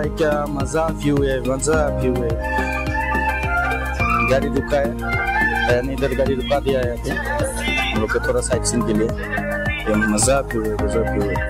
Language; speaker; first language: Hindi; non-native, local second language; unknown